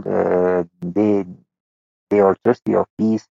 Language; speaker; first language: English; non-native, fluent; Persian